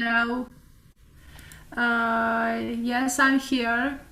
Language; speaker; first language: English; non-native, learner; Romanian